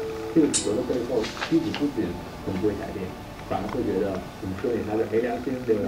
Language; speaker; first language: Chinese; native; Chinese